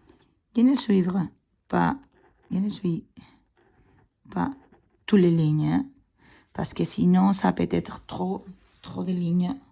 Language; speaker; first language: French; non-native, fluent; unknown